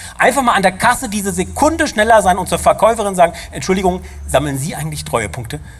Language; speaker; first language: German; native; German